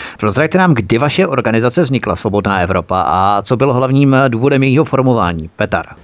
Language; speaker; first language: Czech; native; Czech